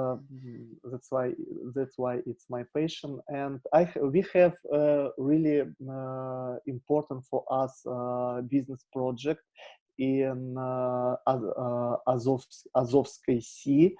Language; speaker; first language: English; non-native, learner; Russian